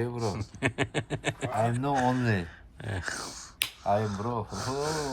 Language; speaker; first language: English; non-native, learner; Turkish